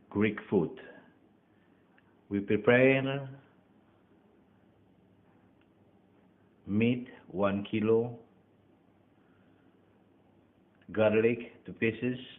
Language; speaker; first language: English; non-native, learner; Indonesian